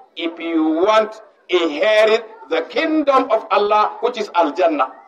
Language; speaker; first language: English; non-native, local second language; Hausa